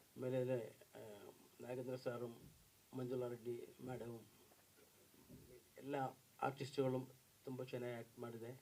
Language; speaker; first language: Kannada; non-native, learner; Malayalam